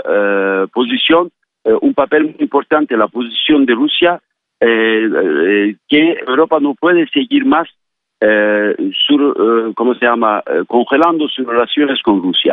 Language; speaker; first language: Spanish; non-native, fluent; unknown